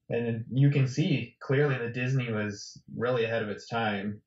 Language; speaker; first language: English; native; English